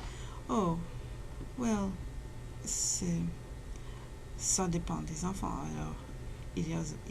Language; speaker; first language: French; non-native, fluent; English